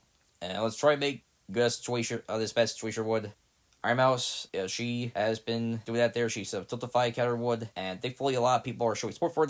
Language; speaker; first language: English; native; English